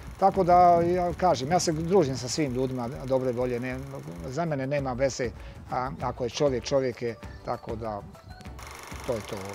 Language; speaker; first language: Serbian; native; Serbian